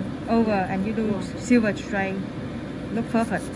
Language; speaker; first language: English; non-native, learner; Vietnamese